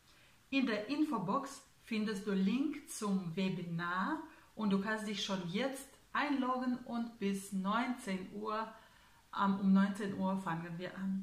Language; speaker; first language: German; non-native, fluent; Russian